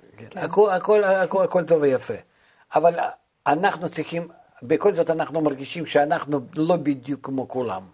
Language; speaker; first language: Hebrew; non-native, fluent; Russian